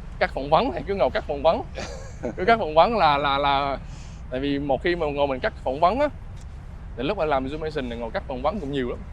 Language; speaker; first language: Vietnamese; native; Vietnamese